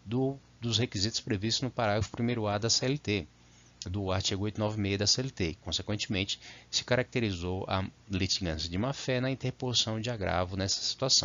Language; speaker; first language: Portuguese; native; Portuguese